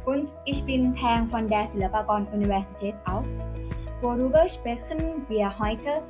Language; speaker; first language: German; non-native, learner; Thai